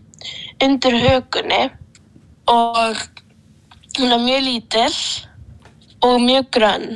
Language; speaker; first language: Icelandic; early bilingual, other home language; Polish